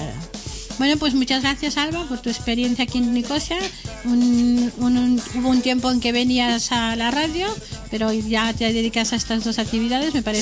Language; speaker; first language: Spanish; native; Spanish